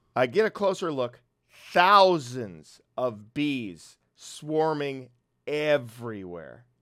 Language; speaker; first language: English; native; English